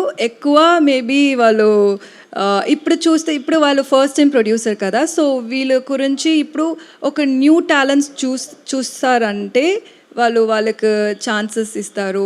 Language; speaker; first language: Telugu; non-native, learner; Tamil